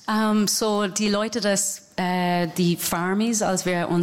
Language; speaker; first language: German; non-native, fluent; English